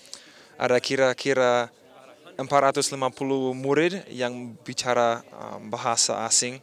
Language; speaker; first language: Indonesian; non-native, fluent; English